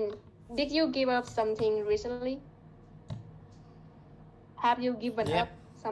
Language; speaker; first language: English; non-native, fluent; Vietnamese